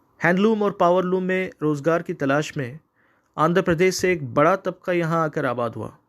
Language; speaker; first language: Urdu; native; Urdu